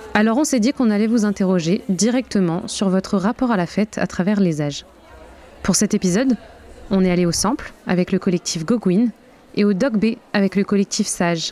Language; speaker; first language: French; native; French